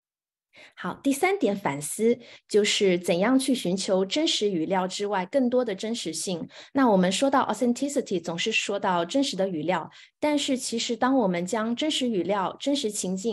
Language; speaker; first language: Chinese; native; Chinese